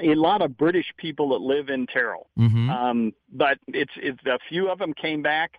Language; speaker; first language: English; native; English